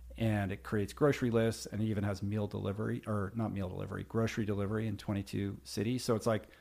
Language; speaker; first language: English; native; English